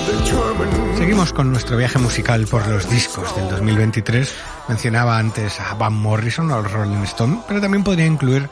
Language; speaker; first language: Spanish; native; Spanish